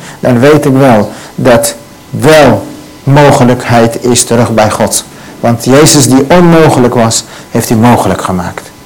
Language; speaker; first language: Dutch; non-native, learner; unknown